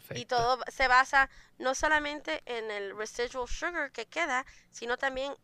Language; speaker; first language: Spanish; native; Spanish